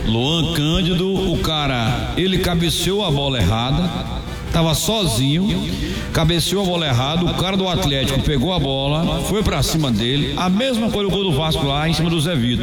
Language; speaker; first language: Portuguese; native; Portuguese